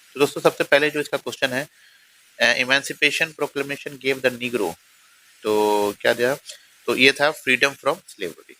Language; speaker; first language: Hindi; native; Hindi